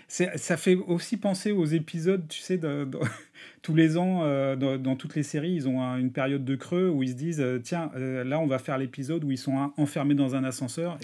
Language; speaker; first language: French; native; French